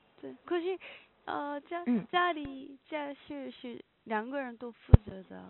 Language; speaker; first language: Chinese; non-native, learner; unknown